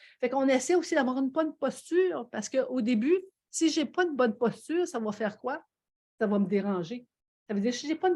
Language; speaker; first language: French; native; French